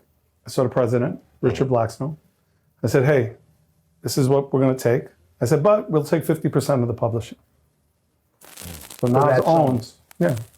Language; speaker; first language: English; native; English